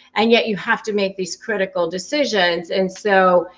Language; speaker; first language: English; native; English